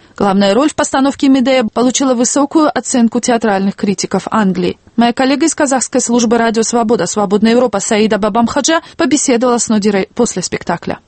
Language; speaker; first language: Russian; non-native, local second language; Tajik